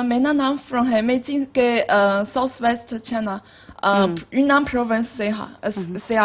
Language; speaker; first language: Hindi; non-native, learner; Chinese